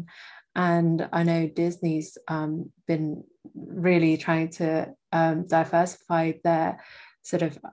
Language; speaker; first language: English; native; English